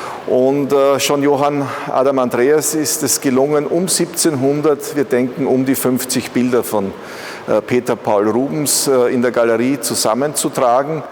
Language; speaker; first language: German; native; German